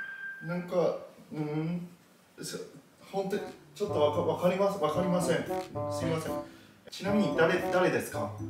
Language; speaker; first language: Japanese; non-native, learner; English